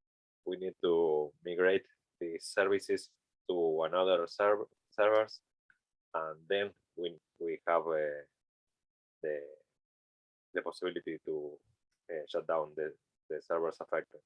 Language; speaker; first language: English; non-native, learner; Spanish